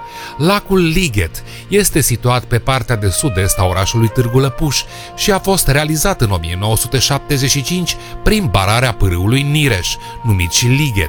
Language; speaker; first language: Romanian; native; Romanian